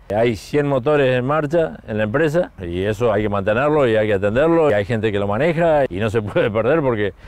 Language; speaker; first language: Spanish; native; Spanish